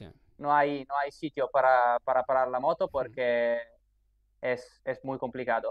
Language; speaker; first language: Spanish; non-native, fluent; Italian